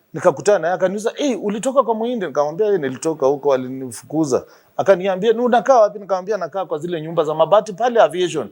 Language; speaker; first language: Swahili; non-native, local second language; Luyia